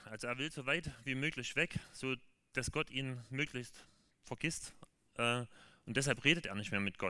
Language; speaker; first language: German; native; German